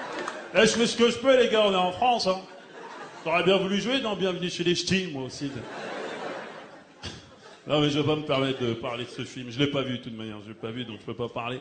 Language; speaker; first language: French; early bilingual, other home language; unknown